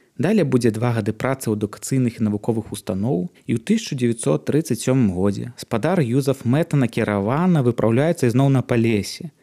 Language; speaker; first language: Belarusian; native; Belarusian